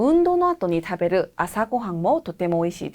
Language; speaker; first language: Japanese; non-native, fluent; Korean